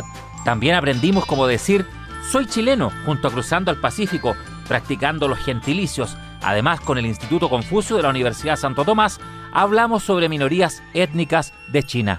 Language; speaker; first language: Spanish; native; Spanish